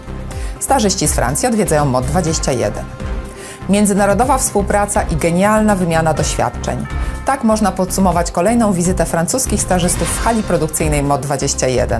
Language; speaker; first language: Polish; native; Polish